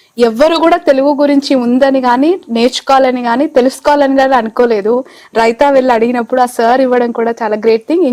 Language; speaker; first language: Telugu; native; Telugu